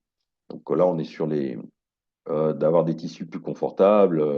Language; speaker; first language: French; native; French